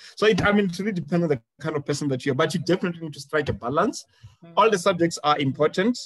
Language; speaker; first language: English; non-native, local second language; Venda